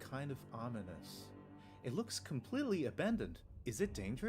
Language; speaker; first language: English; native; English